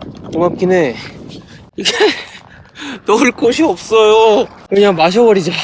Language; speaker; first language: Korean; native; Korean